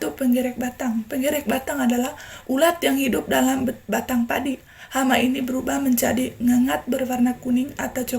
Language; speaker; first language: Indonesian; non-native, learner; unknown